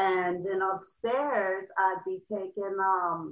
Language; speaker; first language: English; native; English